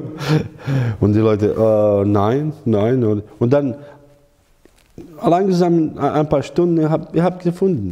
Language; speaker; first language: German; non-native, learner; Croatian